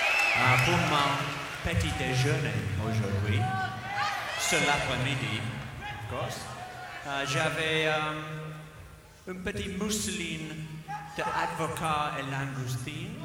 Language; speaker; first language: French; non-native, learner; English